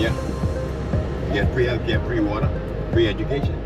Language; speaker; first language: English; native; English